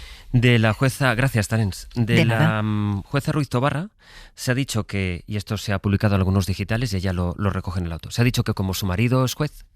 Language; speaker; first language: Spanish; native; Spanish